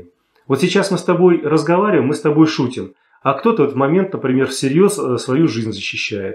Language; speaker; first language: Russian; native; Russian